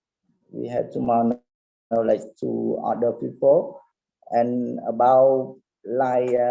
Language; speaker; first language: English; non-native, learner; Khmer